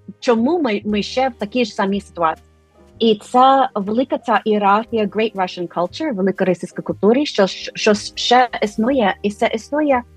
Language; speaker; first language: Ukrainian; non-native, fluent; English